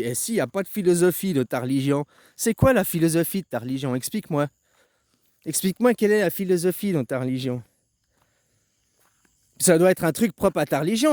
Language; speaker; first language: French; native; French